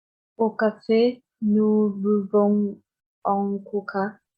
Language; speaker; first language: French; non-native, learner; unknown